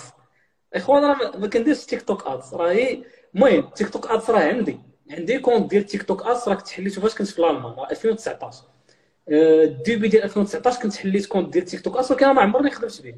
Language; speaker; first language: Arabic; native; Arabic